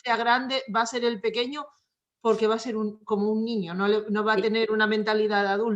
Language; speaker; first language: Spanish; native; Spanish